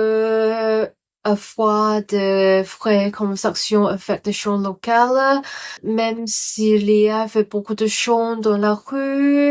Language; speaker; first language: French; non-native, learner; Cantonese